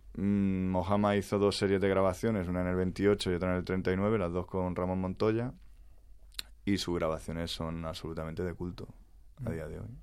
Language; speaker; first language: Spanish; native; Spanish